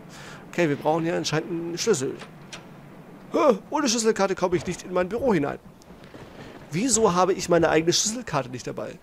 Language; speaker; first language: German; native; German